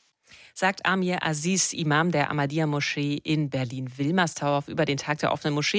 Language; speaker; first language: German; native; German